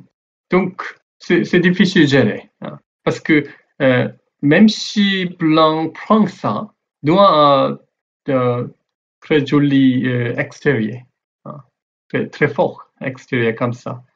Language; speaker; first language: French; non-native, learner; Korean